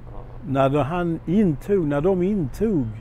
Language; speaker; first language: Swedish; non-native, fluent; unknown